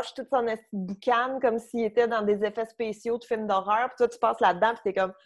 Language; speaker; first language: French; native; French